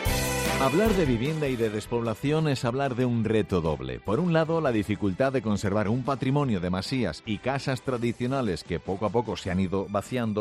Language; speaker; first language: Spanish; native; Spanish